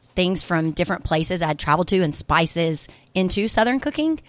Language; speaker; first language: English; native; English